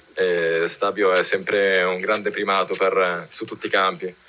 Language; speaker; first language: Italian; native; Italian